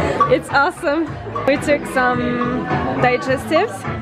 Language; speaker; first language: English; non-native, fluent; French